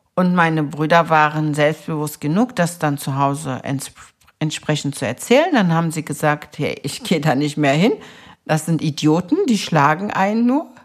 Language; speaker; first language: German; early bilingual, other home language; Turkish